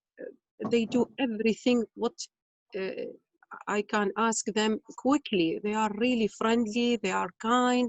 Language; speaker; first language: English; non-native, learner; Arabic